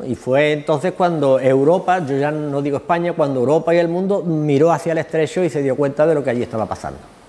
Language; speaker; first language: Spanish; native; Spanish